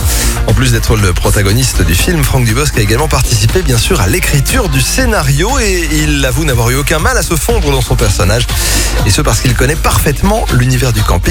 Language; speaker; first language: French; native; French